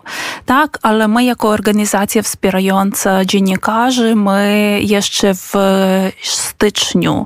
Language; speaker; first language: Polish; non-native, fluent; Ukrainian